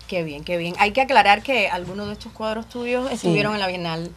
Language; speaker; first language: Spanish; native; Spanish